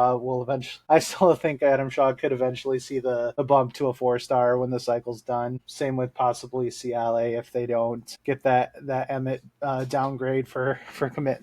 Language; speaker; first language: English; native; English